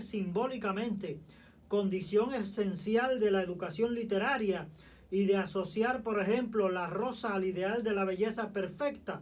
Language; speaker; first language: Spanish; native; Spanish